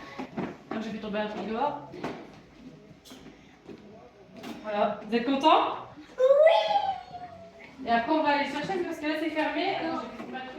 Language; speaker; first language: French; native; French